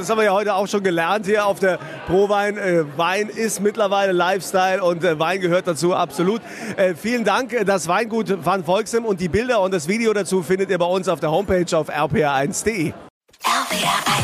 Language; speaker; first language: German; native; German